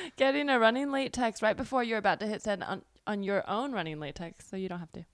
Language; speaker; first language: English; early bilingual, other home language; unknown